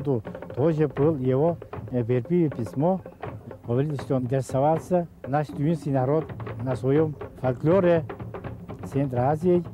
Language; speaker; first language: Russian; non-native, local second language; Tuvinian